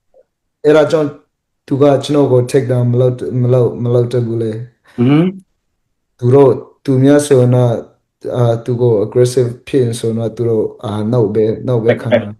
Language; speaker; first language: Burmese; early bilingual, heritage; Burmese